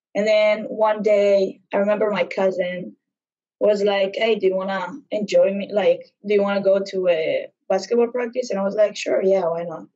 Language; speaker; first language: English; non-native, fluent; Hebrew